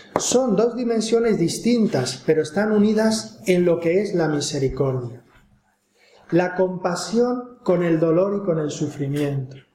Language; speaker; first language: Spanish; native; Spanish